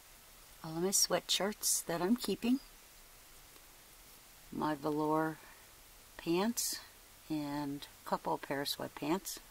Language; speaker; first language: English; native; English